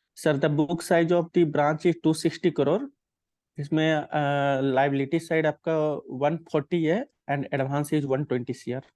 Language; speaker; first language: Hindi; native; Hindi